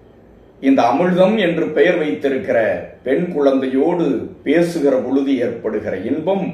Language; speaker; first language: Tamil; native; Tamil